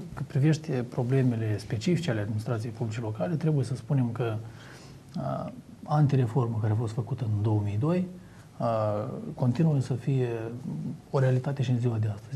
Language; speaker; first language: Romanian; native; Romanian